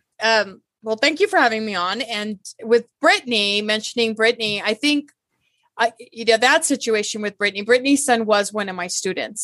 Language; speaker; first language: English; early bilingual, other home language; Spanish